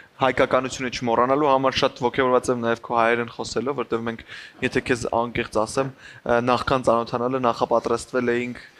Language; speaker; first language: Armenian; native; Armenian